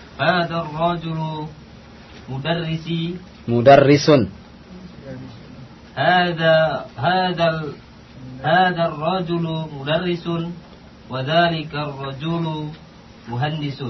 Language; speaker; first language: Arabic; non-native, learner; Indonesian